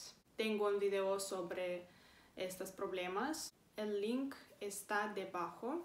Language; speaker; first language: Spanish; non-native, fluent; Romanian